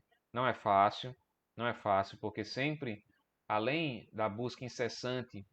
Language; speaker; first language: Portuguese; native; Portuguese